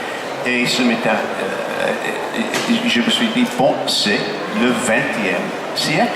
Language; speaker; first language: French; non-native, fluent; English